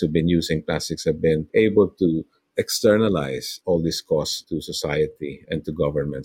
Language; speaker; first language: English; non-native, local second language; Filipino